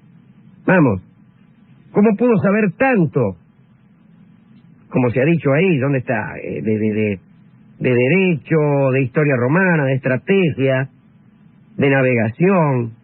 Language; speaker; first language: Spanish; native; Spanish